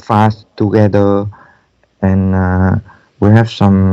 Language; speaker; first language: English; non-native, learner; Vietnamese